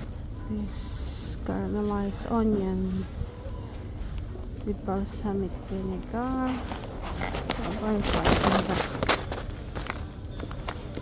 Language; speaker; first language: English; non-native, local second language; Filipino